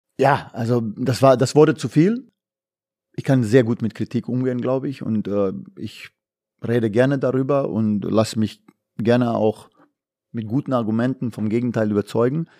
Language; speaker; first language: German; non-native, fluent; Bosnian